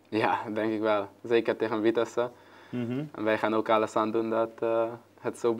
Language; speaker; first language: Dutch; non-native, learner; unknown